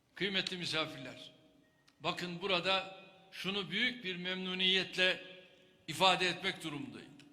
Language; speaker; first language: Turkish; native; Turkish